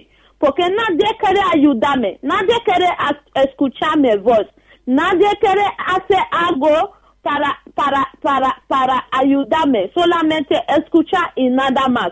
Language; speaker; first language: Spanish; non-native, learner; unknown